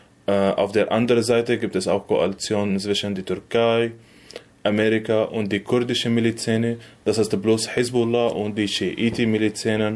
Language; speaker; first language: German; non-native, fluent; Arabic